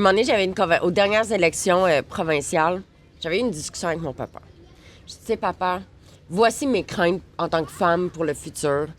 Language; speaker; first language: French; native; French